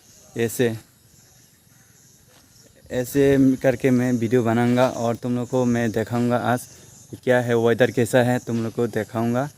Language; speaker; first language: Hindi; non-native, local second language; Kok Borok